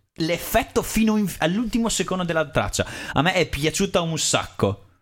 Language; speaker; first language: Italian; native; Italian